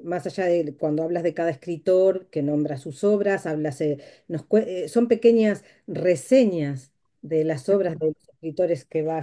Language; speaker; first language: Spanish; native; Spanish